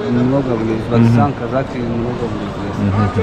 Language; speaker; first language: Russian; non-native, local second language; Tajik